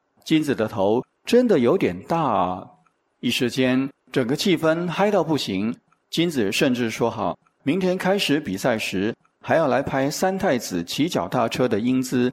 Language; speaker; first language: Chinese; native; Chinese